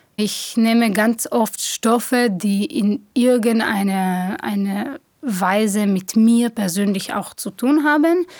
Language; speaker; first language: German; non-native, fluent; Hebrew